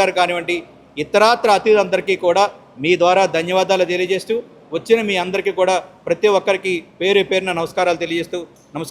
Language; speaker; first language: Telugu; native; Telugu